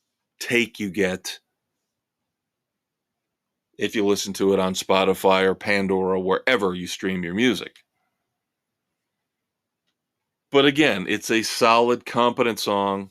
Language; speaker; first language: English; native; English